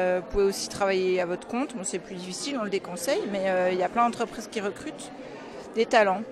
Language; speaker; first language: French; native; French